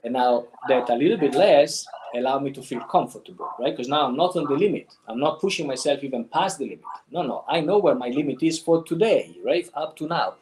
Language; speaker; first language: English; non-native, fluent; Italian